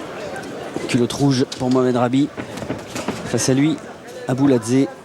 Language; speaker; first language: French; native; French